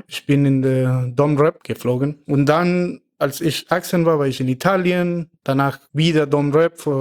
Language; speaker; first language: German; non-native, fluent; Spanish